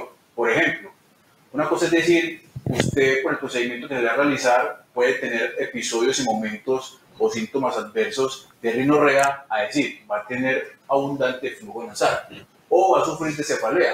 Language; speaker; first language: Spanish; native; Spanish